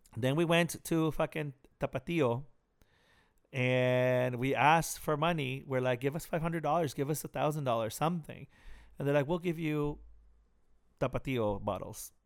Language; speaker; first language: English; early bilingual, other home language; Spanish